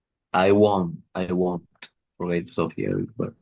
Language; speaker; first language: English; non-native, learner; Spanish